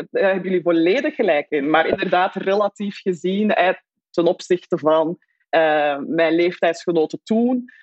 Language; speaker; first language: Dutch; native; Dutch